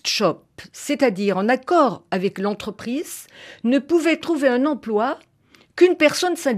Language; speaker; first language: French; native; French